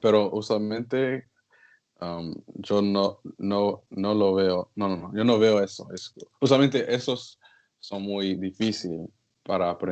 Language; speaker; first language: Spanish; non-native, learner; English